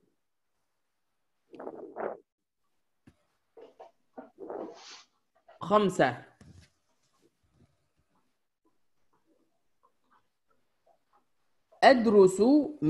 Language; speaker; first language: Arabic; non-native, fluent; Indonesian